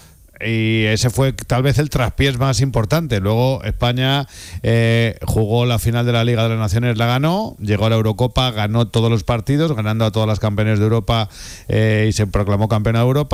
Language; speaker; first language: Spanish; native; Spanish